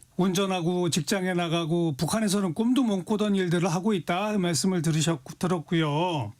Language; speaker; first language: Korean; native; Korean